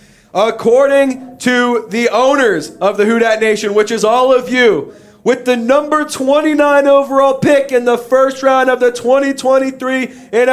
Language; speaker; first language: English; native; English